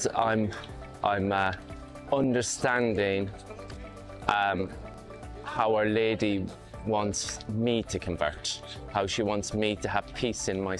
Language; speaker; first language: English; native; English